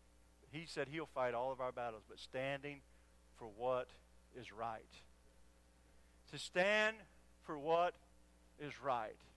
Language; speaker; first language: English; native; English